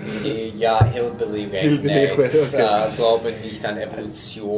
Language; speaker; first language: German; non-native, fluent; English